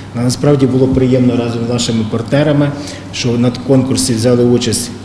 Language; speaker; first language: Ukrainian; native; Ukrainian